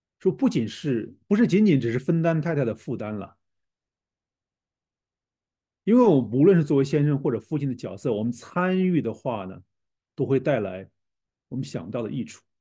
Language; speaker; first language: Chinese; native; Chinese